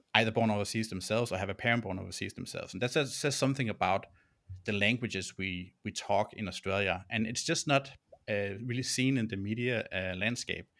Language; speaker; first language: English; non-native, fluent; Danish